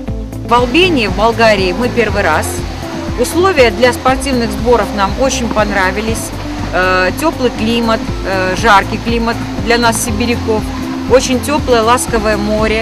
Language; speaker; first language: Russian; native; Russian